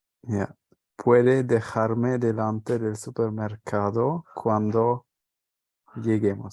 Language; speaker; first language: Spanish; non-native, learner; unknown